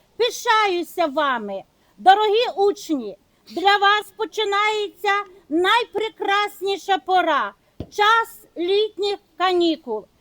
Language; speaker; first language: Ukrainian; native; Ukrainian